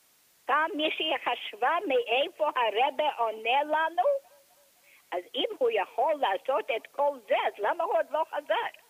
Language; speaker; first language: Hebrew; non-native, fluent; English